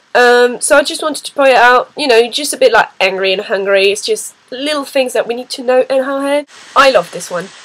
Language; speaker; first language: English; non-native, fluent; French